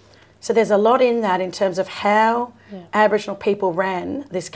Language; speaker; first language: English; native; English